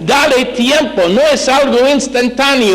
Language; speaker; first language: Spanish; non-native, fluent; English